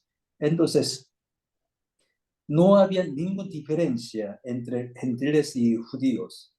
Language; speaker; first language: Spanish; non-native, fluent; Korean